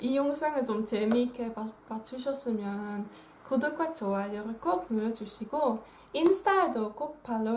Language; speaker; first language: Korean; non-native, fluent; Dutch